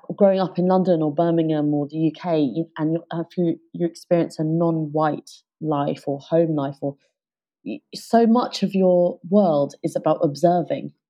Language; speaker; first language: English; native; English